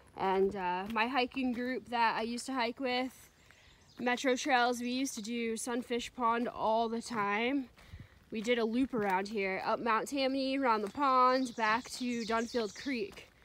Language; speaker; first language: English; native; English